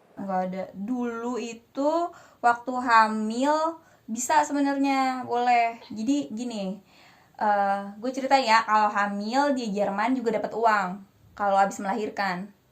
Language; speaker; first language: Indonesian; native; Indonesian